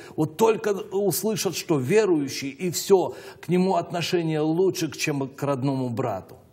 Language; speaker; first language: Russian; native; Russian